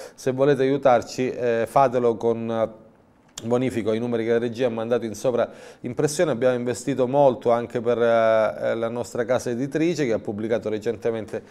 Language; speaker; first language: Italian; native; Italian